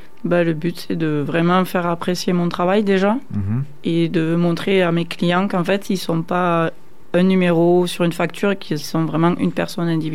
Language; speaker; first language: French; native; French